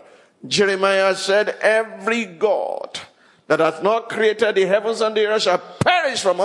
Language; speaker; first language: English; non-native, local second language; Yoruba